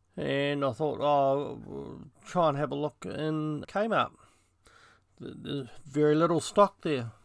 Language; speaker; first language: English; native; English